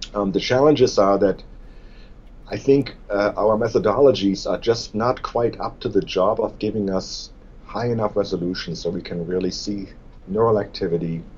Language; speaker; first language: English; non-native, fluent; German